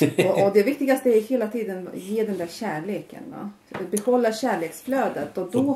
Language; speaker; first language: Swedish; non-native, fluent; Latvian